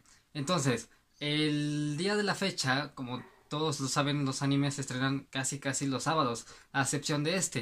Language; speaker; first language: Spanish; native; Spanish